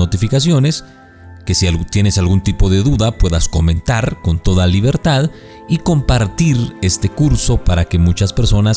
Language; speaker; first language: Spanish; native; Spanish